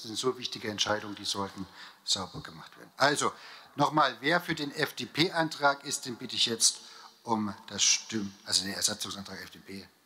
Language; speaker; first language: German; native; German